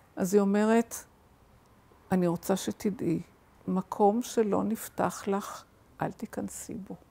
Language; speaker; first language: Hebrew; early bilingual, other home language; German